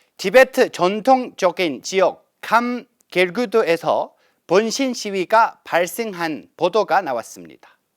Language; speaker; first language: Korean; non-native, fluent; Tibetan